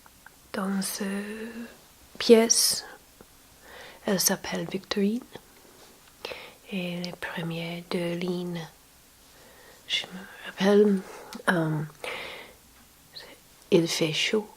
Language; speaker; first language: French; non-native, learner; English